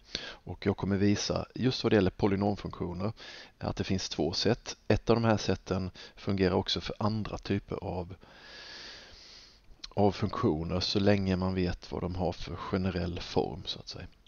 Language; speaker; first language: Swedish; native; Swedish